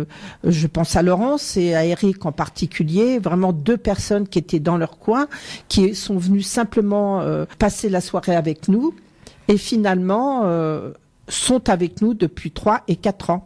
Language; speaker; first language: French; native; French